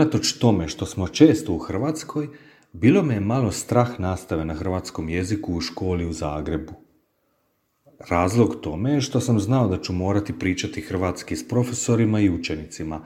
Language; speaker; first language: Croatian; early bilingual, heritage; Croatian